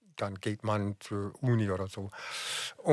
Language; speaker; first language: German; non-native, fluent; English